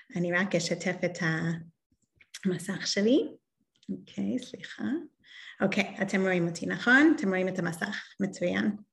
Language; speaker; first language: Hebrew; non-native, fluent; English